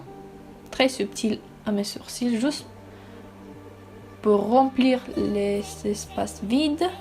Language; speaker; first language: French; non-native, fluent; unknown